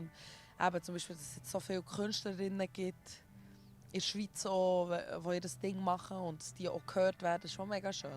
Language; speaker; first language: German; early bilingual, other home language; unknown